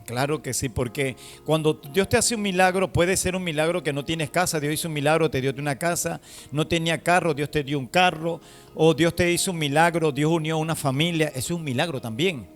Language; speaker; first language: Spanish; native; Spanish